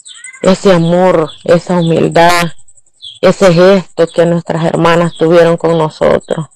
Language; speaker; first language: Spanish; native; Spanish